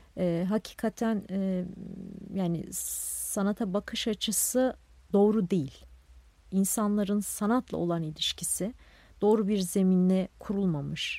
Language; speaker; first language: Turkish; non-native, local second language; Kurdish